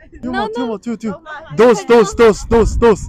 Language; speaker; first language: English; non-native, learner; Korean